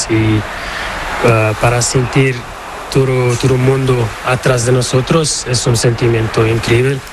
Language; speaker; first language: Spanish; non-native, learner; Portuguese